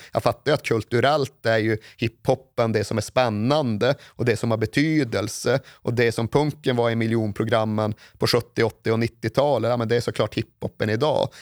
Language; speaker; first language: Swedish; native; Swedish